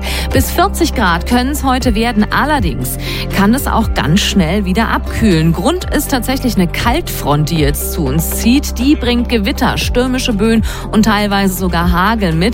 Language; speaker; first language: German; native; German